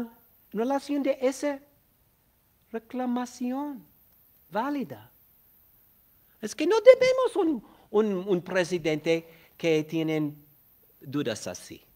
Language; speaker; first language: Spanish; non-native, fluent; English